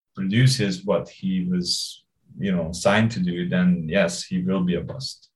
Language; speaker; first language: English; non-native, fluent; Hungarian